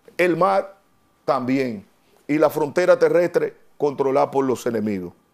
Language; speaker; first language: Spanish; native; Spanish